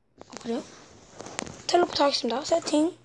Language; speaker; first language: Korean; native; Korean